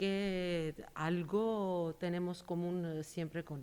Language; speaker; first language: Spanish; non-native, fluent; Georgian